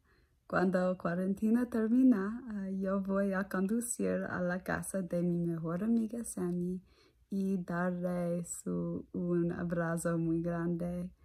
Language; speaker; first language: Spanish; non-native, learner; English